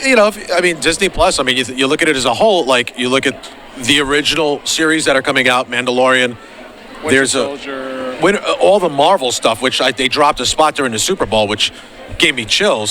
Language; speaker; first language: English; native; English